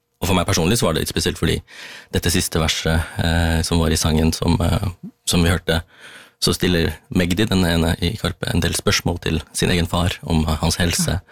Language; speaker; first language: Norwegian; early bilingual, other home language; Tamil